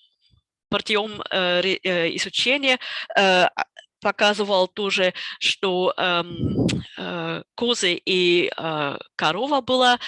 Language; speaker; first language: Russian; non-native, fluent; German